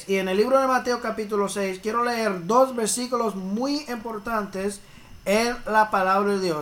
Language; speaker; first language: Spanish; early bilingual, heritage; English